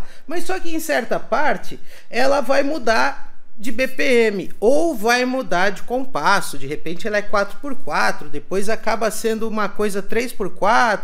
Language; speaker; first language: Portuguese; native; Portuguese